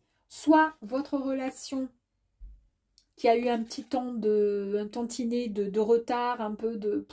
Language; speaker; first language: French; native; French